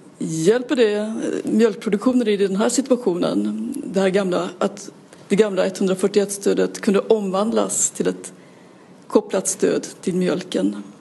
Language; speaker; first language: Swedish; native; Swedish